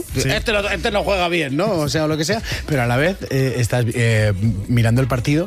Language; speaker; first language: Spanish; native; Spanish